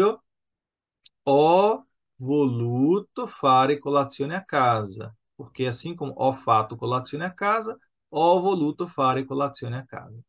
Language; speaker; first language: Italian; non-native, fluent; Portuguese